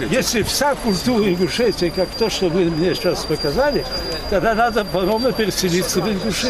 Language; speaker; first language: Russian; early bilingual, heritage; Russian